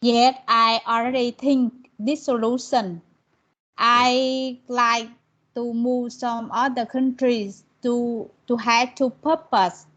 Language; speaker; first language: English; non-native, learner; Vietnamese